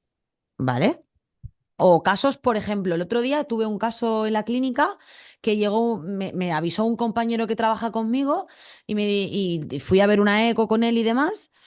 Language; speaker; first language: Spanish; native; Spanish